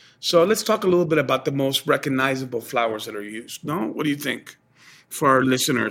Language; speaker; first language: English; early bilingual, other home language; Spanish